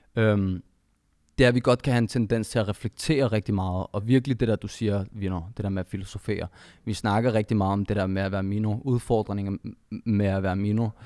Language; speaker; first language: Danish; early bilingual, other home language; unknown